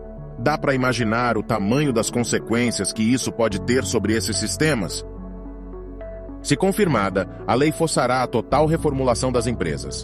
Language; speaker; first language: Portuguese; native; Portuguese